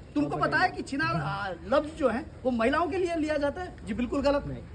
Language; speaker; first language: Hindi; non-native, local second language; Marathi